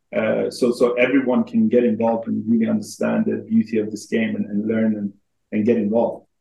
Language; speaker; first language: English; non-native, fluent; Persian